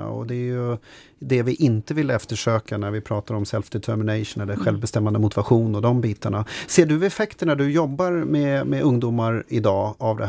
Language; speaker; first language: Swedish; native; Swedish